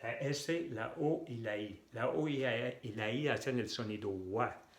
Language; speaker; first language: Spanish; non-native, fluent; French